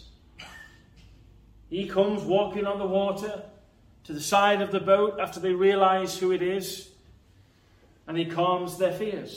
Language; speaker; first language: English; native; English